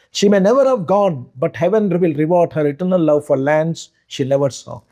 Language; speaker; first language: English; non-native, local second language; Telugu